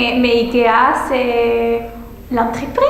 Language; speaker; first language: French; non-native, learner; Spanish